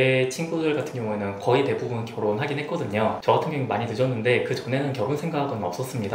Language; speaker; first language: Korean; native; Korean